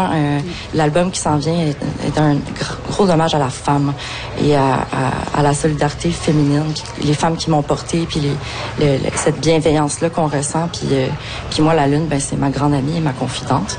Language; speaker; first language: French; native; French